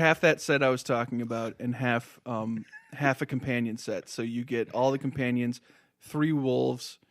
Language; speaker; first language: English; native; English